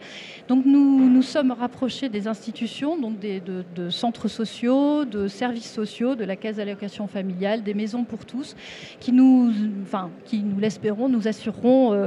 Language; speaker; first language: French; native; French